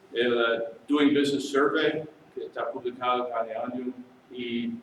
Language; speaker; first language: Spanish; non-native, learner; English